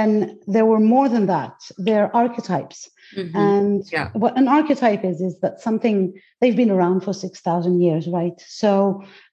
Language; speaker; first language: English; non-native, fluent; Greek